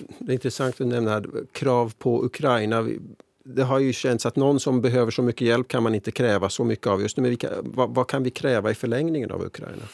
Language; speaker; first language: Swedish; native; Swedish